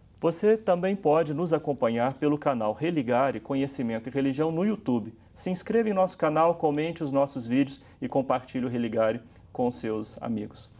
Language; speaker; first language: Portuguese; native; Portuguese